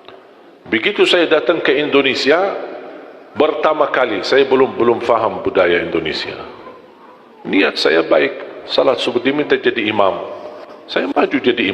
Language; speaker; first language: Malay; non-native, fluent; Arabic